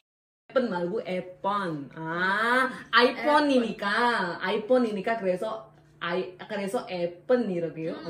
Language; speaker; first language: Korean; non-native, learner; Indonesian